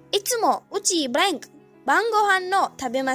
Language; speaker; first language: Japanese; non-native, fluent; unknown